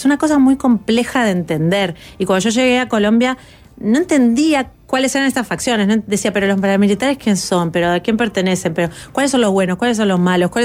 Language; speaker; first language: Spanish; native; Spanish